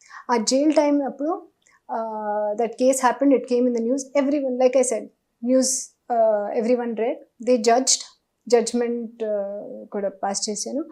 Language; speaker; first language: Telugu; non-native, fluent; Hindi